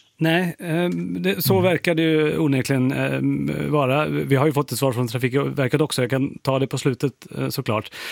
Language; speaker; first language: Swedish; native; Swedish